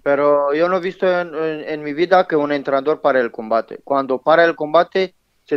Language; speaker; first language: Spanish; non-native, learner; Romanian